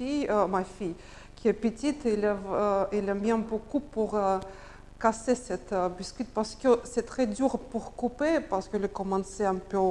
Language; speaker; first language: French; non-native, learner; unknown